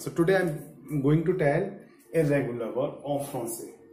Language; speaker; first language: English; non-native, local second language; Hindi